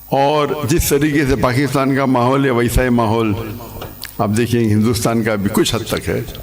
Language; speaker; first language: Urdu; non-native, local second language; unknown